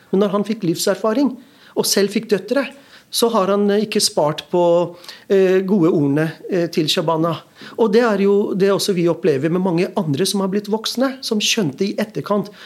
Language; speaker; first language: Norwegian; early bilingual, other home language; Urdu